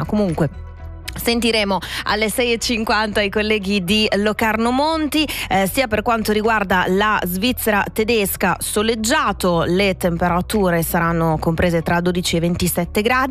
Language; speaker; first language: Italian; native; Italian